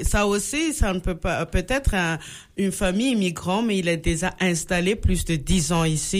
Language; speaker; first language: French; non-native, learner; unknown